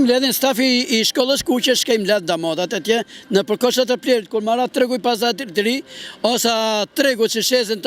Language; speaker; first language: Albanian; native; Albanian